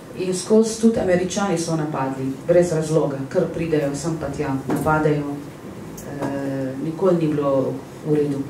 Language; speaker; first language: Slovenian; non-native, fluent; Arabic